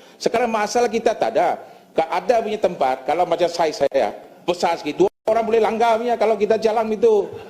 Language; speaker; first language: Malay; native; Malay